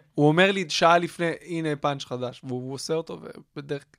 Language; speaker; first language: Hebrew; native; Hebrew